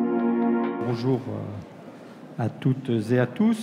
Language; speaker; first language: French; native; French